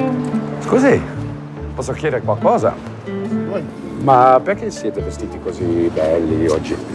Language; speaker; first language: Italian; non-native, fluent; Dutch